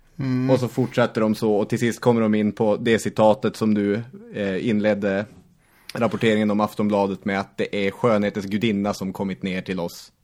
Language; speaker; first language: Swedish; native; Swedish